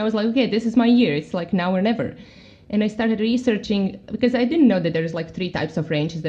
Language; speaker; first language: English; non-native, fluent; Croatian